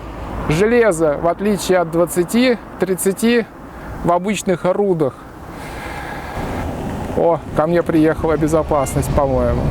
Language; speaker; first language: Russian; native; Russian